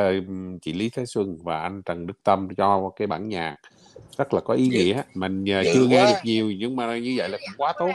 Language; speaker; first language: Vietnamese; native; Vietnamese